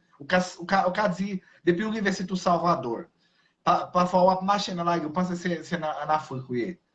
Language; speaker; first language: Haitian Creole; non-native, fluent; Portuguese